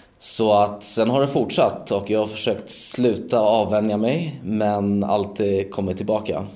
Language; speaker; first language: Swedish; early bilingual, other home language; Polish